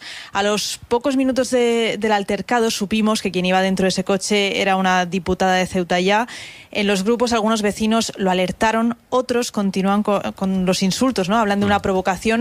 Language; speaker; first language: Spanish; native; Spanish